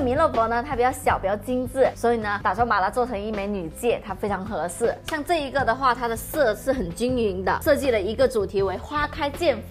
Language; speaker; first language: Chinese; native; Chinese